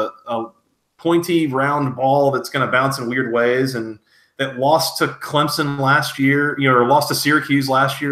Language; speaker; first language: English; native; English